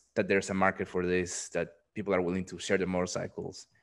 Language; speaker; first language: English; non-native, fluent; Spanish